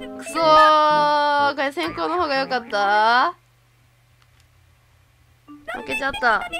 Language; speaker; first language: Japanese; native; Japanese